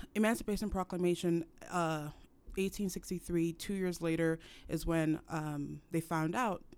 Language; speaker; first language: English; non-native, local second language; French